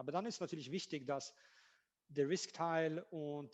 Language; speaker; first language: German; non-native, fluent; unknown